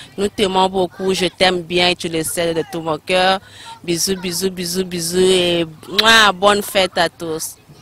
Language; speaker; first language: French; non-native, local second language; Lingala